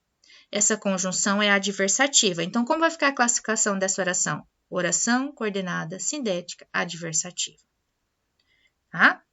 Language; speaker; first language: Portuguese; native; Portuguese